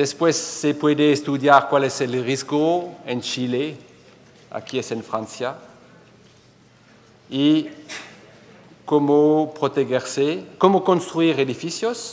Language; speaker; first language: Spanish; non-native, fluent; French